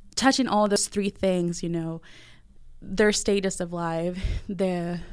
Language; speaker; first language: English; early bilingual, other home language; Spanish